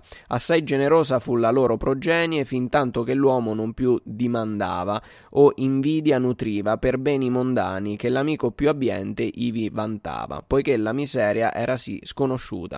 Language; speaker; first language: Italian; native; Italian